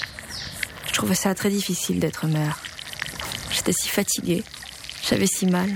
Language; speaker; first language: French; native; French